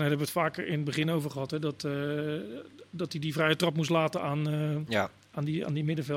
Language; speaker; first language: Dutch; native; Dutch